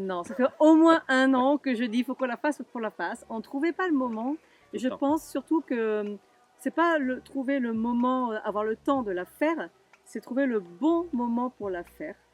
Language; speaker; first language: French; native; French